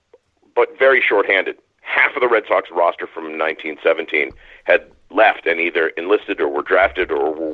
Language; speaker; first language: English; native; English